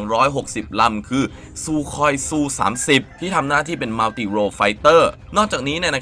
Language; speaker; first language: Thai; native; Thai